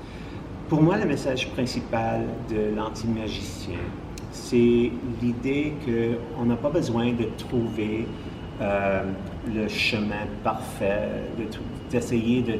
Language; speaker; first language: French; non-native, local second language; English